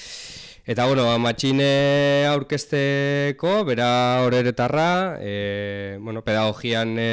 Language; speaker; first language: Basque; native; Basque